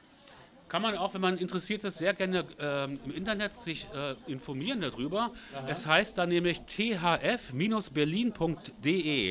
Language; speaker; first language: German; native; German